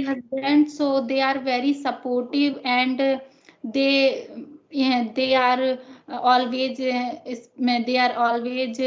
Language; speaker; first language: English; non-native, learner; Hindi